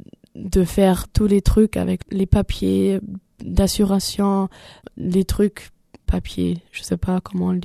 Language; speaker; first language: French; non-native, learner; German